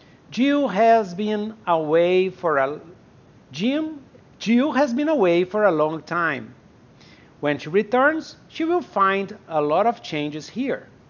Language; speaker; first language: English; non-native, fluent; Portuguese